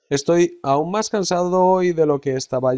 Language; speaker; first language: Spanish; native; Spanish